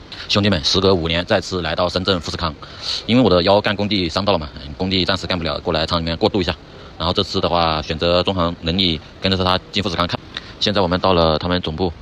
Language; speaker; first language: Chinese; native; Chinese